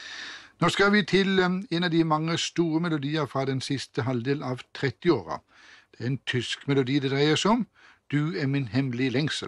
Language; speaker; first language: Norwegian; native; Norwegian